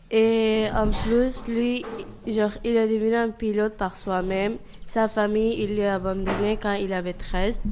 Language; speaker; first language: French; non-native, fluent; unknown